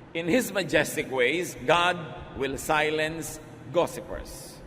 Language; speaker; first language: English; non-native, local second language; Filipino